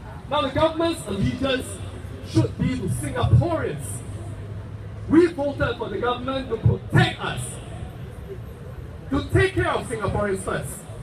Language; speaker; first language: English; native; English